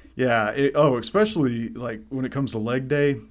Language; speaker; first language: English; native; English